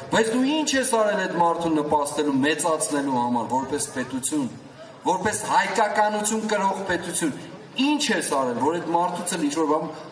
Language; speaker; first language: Armenian; native; Armenian